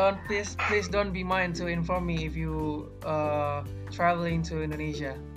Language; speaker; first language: English; non-native, learner; Indonesian